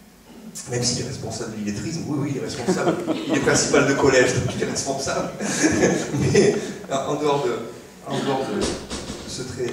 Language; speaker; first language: French; native; French